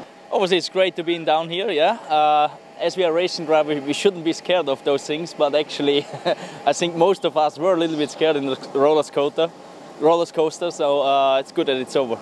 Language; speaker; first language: English; non-native, fluent; German